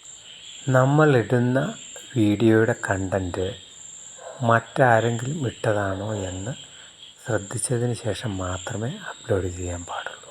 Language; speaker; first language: Malayalam; native; Malayalam